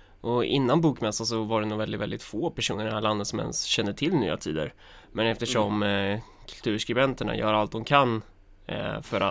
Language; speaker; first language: Swedish; native; Swedish